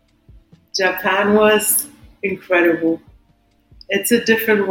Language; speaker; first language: English; non-native, fluent; German